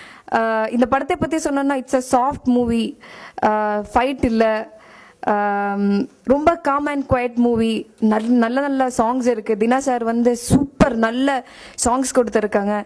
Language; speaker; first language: Tamil; non-native, fluent; Malayalam